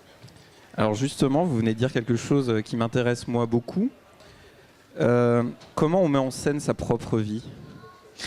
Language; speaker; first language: French; native; French